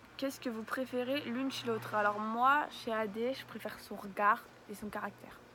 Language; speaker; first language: French; native; French